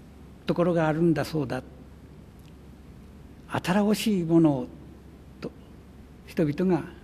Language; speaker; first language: Japanese; native; Japanese